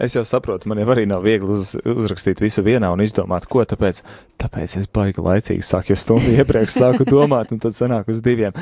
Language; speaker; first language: Latvian; native; Latvian